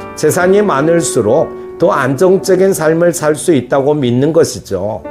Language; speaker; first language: Korean; native; Korean